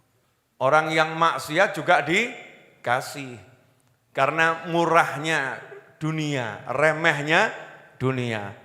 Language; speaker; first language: Indonesian; native; Indonesian